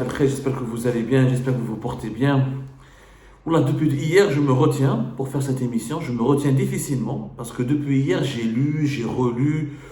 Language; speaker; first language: French; non-native, local second language; Arabic